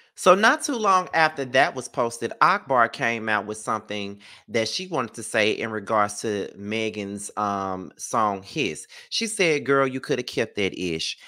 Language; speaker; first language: English; native; English